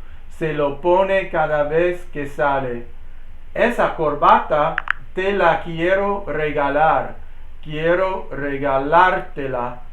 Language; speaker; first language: Spanish; non-native, learner; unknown